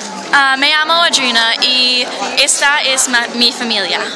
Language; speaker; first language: Spanish; non-native, learner; English